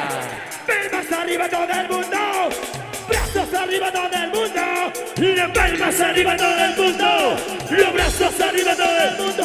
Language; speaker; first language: Spanish; native; Spanish